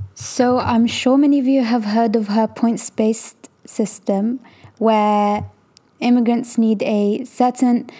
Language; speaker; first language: English; native; English